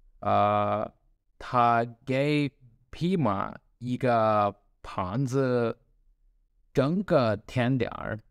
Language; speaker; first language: Chinese; non-native, learner; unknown